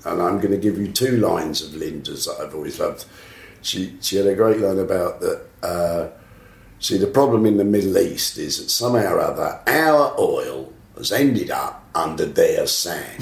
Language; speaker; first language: English; native; English